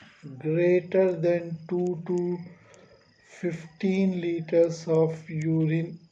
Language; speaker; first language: English; non-native, local second language; Telugu